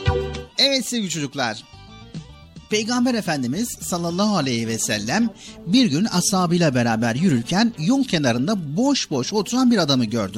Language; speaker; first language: Turkish; native; Turkish